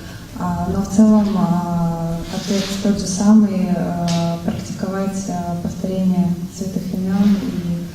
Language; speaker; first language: Russian; native; Russian